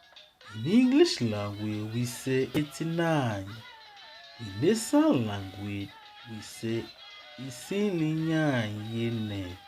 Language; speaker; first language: English; non-native, local second language; Esan